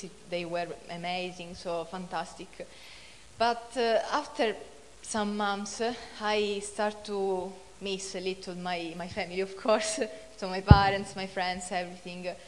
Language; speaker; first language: English; non-native, fluent; Italian